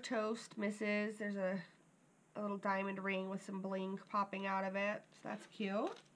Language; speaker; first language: English; native; English